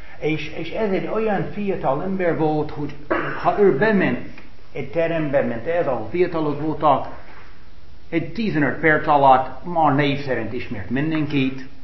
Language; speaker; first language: Hungarian; non-native, fluent; English